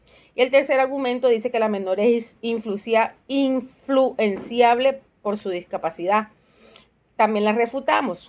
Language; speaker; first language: Spanish; native; Spanish